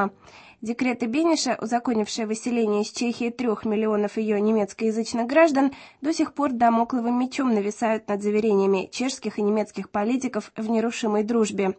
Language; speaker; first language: Russian; native; Russian